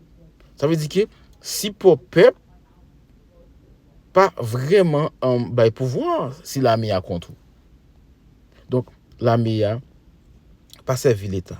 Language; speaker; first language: French; non-native, local second language; Haitian Creole